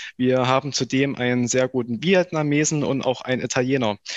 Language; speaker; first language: German; native; German